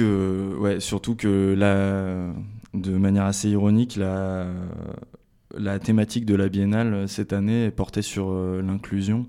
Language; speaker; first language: French; native; French